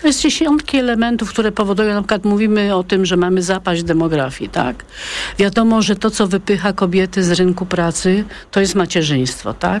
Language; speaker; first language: Polish; native; Polish